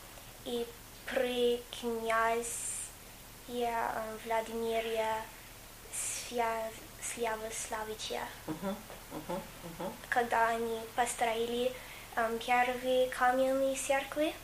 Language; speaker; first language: Russian; non-native, fluent; English